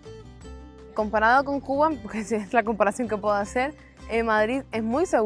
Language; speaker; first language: Spanish; native; Spanish